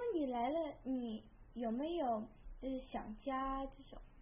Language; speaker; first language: Chinese; early bilingual, heritage; Chinese